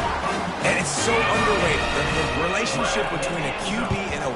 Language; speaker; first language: English; native; English